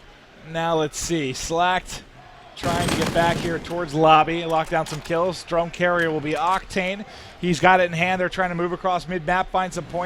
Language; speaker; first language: English; native; English